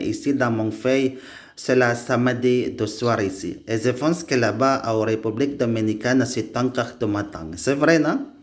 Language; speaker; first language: French; non-native, learner; Indonesian